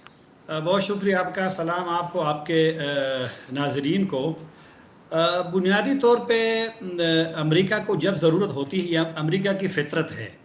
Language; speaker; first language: Hindi; non-native, local second language; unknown